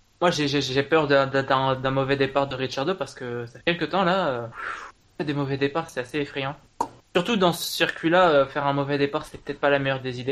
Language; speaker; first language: French; native; French